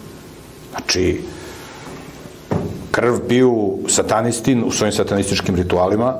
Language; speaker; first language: Serbian; native; Serbian